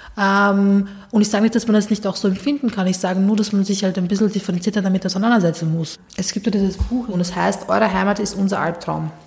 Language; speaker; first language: German; early bilingual, other home language; Bosnian